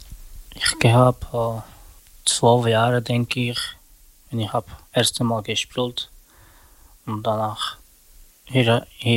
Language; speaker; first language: German; non-native, learner; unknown